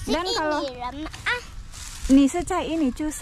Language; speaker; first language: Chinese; non-native, fluent; Indonesian